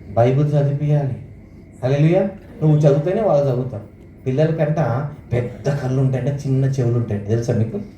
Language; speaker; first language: Telugu; non-native, local second language; Marathi